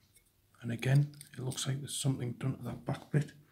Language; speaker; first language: English; native; English